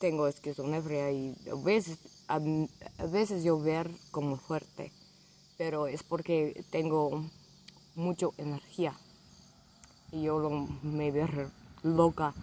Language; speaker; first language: Spanish; non-native, learner; English